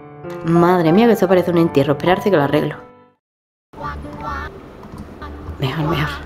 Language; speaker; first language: Spanish; native; Spanish